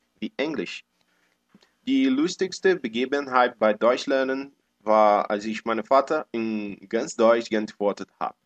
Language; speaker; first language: German; non-native, learner; Portuguese